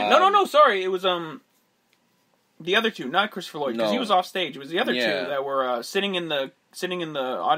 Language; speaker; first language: English; native; English